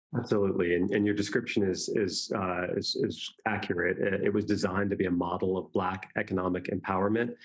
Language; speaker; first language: English; native; English